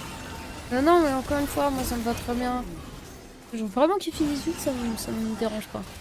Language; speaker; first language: French; native; French